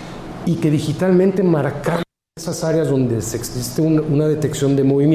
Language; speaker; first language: Spanish; native; Spanish